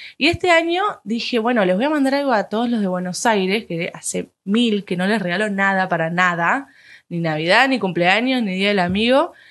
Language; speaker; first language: Spanish; native; Spanish